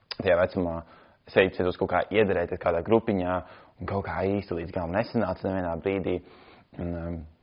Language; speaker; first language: Latvian; native; Latvian